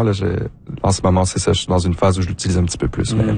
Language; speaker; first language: French; native; French